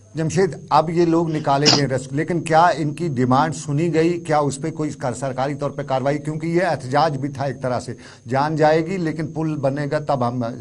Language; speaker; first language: Urdu; non-native, local second language; Kashmiri